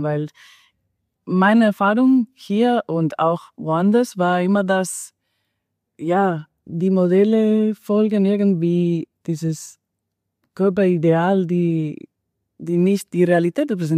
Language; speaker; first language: German; non-native, fluent; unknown